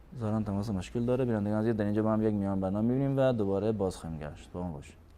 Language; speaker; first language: Persian; native; Persian